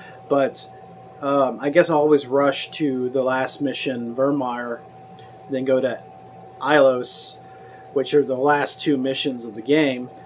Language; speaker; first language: English; native; English